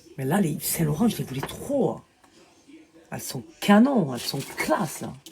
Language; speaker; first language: French; native; French